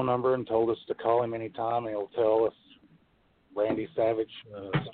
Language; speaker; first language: English; native; English